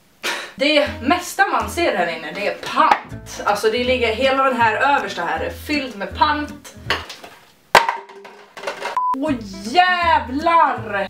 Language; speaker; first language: Swedish; native; Swedish